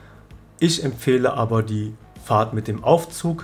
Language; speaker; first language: German; native; German